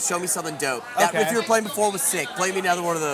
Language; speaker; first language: English; native; English